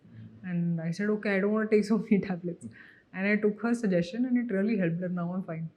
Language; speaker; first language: Telugu; non-native, local second language; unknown